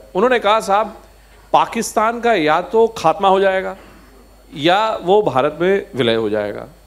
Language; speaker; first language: Hindi; native; Hindi